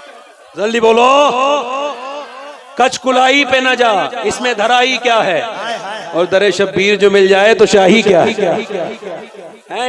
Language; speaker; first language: Urdu; native; Urdu